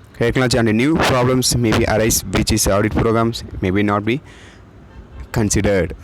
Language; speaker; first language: English; non-native, local second language; Tamil